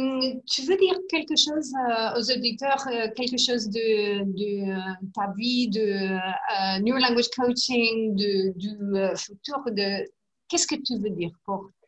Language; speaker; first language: French; non-native, learner; English